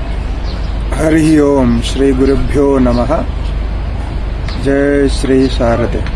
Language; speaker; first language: Hindi; non-native, local second language; Malayalam